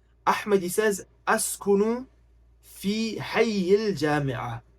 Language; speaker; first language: Arabic; non-native, fluent; English